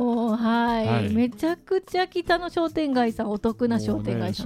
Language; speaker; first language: Japanese; native; Japanese